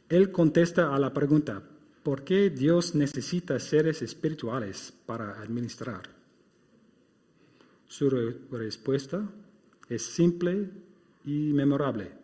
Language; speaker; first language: Spanish; non-native, fluent; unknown